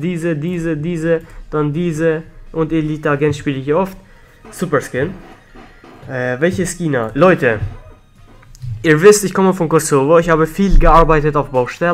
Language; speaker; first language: German; non-native, learner; Albanian